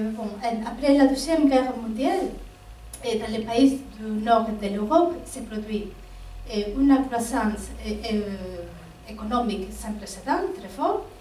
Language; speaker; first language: French; non-native, fluent; Spanish